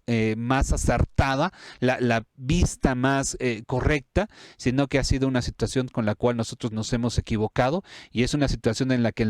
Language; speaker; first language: Spanish; native; Spanish